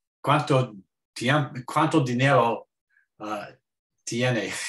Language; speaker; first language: Spanish; non-native, learner; English